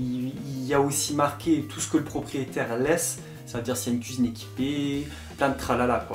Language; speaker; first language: French; native; French